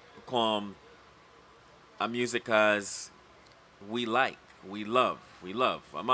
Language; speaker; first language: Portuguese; non-native, learner; English